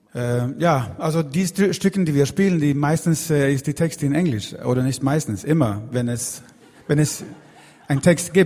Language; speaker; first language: German; non-native, learner; Swedish